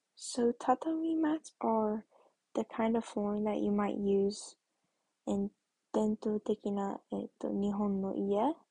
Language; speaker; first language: English; native; English